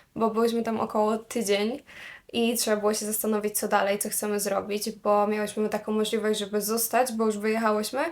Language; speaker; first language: Polish; native; Polish